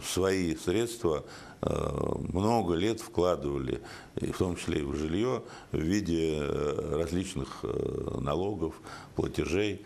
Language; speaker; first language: Russian; native; Russian